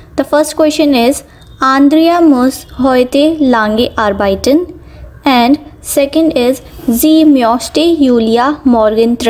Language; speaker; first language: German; non-native, fluent; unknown